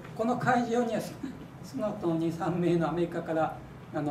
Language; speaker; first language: Japanese; native; Japanese